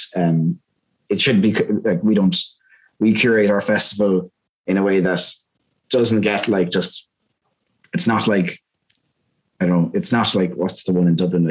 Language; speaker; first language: English; native; English